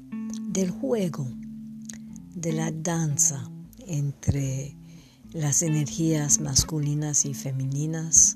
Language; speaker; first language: Spanish; non-native, fluent; English